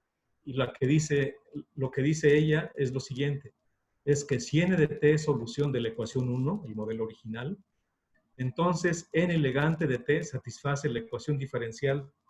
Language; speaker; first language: Spanish; native; Spanish